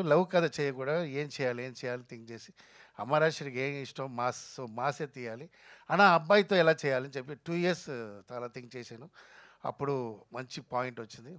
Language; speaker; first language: Telugu; non-native, local second language; Tamil